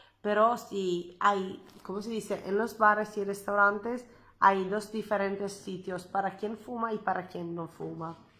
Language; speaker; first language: Spanish; non-native, fluent; Italian